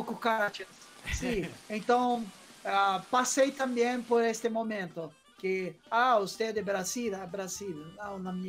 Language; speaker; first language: Spanish; non-native, fluent; Portuguese